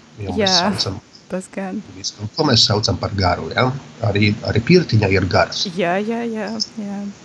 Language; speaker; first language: Latvian; non-native, fluent; Polish